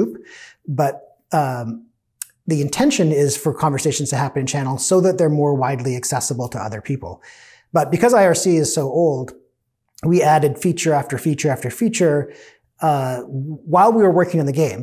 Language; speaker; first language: English; native; English